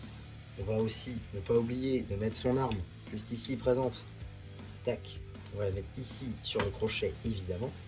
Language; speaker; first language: French; native; French